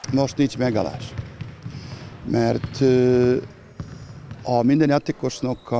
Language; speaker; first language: Hungarian; non-native, learner; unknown